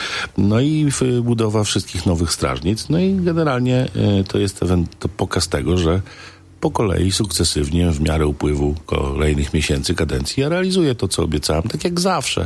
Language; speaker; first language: Polish; native; Polish